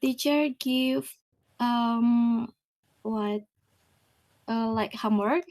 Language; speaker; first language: English; non-native, learner; Indonesian